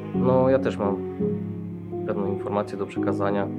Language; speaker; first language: Polish; native; Polish